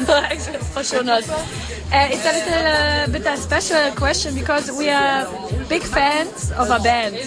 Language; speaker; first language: English; non-native, fluent; German